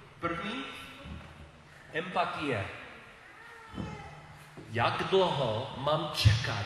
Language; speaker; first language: Czech; non-native, learner; English